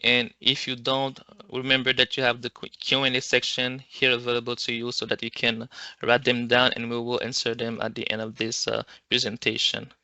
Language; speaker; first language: English; non-native, local second language; French